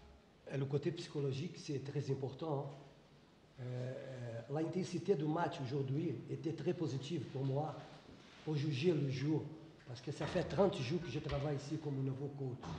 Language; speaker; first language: French; non-native, fluent; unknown